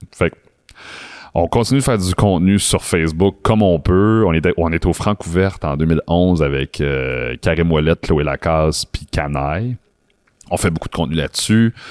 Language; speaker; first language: French; native; French